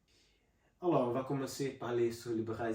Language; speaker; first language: French; non-native, learner; Portuguese